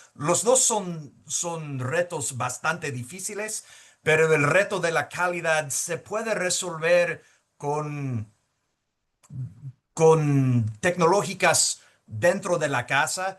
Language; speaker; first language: Spanish; early bilingual, heritage; Spanish